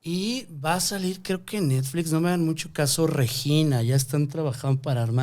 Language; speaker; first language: Spanish; native; Spanish